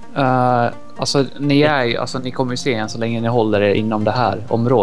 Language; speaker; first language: Swedish; native; Swedish